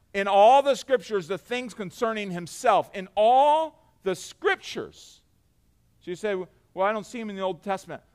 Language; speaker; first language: English; native; English